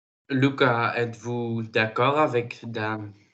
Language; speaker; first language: French; non-native, learner; Dutch